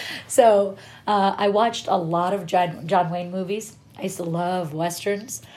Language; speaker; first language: English; early bilingual, other home language; Persian